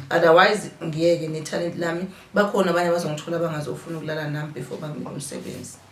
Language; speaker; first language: Zulu; native; Zulu